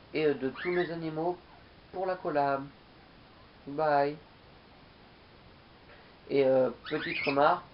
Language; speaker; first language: French; native; French